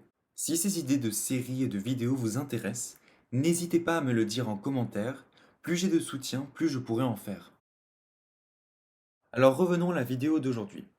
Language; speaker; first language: French; native; French